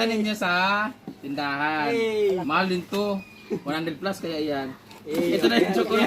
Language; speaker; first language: Filipino; non-native, local second language; Cebuano